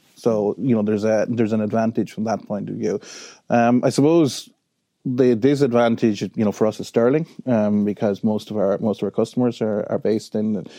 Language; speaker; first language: English; native; English